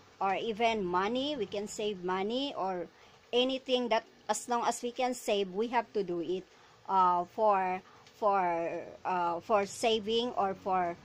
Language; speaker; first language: English; non-native, local second language; Filipino